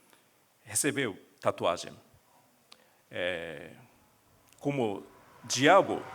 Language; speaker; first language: Portuguese; non-native, learner; Japanese